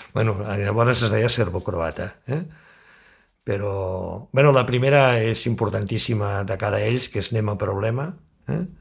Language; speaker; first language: Catalan; native; Catalan